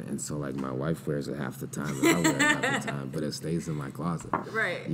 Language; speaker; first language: English; native; English